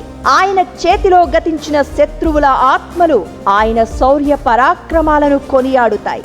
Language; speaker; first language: Telugu; native; Telugu